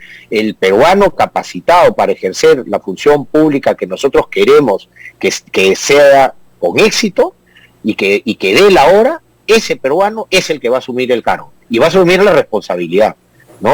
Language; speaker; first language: Spanish; native; Spanish